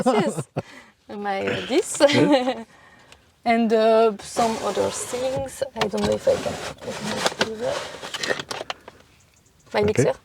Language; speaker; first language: English; non-native, learner; French